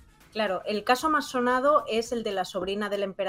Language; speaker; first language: Spanish; native; Spanish